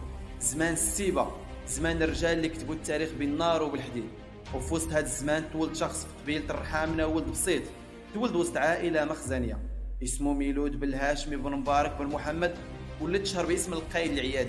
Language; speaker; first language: Arabic; native; Arabic